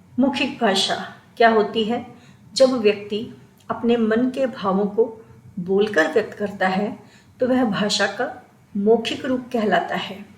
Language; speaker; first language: Hindi; native; Hindi